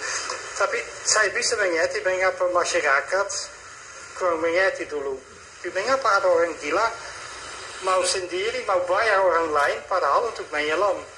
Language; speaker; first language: Indonesian; non-native, fluent; Dutch